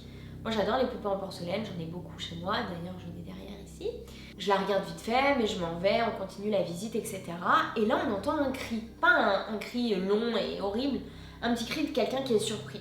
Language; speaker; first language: French; native; French